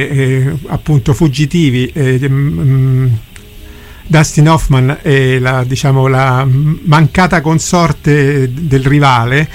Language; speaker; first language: Italian; native; Italian